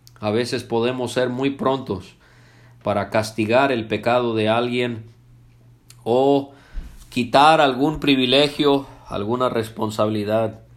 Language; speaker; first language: Spanish; early bilingual, other home language; English